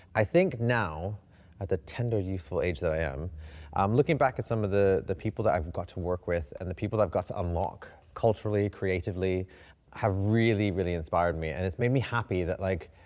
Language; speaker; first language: English; native; English